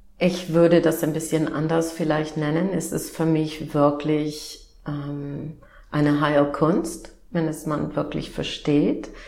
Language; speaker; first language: German; non-native, fluent; English